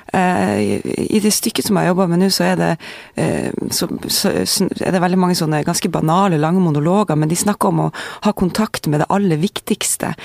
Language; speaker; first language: Norwegian; native; Norwegian